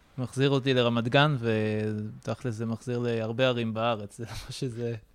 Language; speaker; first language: Hebrew; native; Hebrew